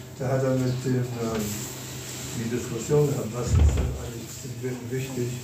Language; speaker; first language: German; native; German